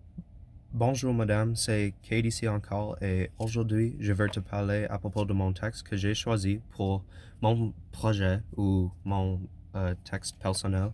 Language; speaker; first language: French; non-native, learner; English